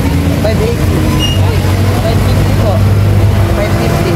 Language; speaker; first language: Filipino; non-native, local second language; Hiligaynon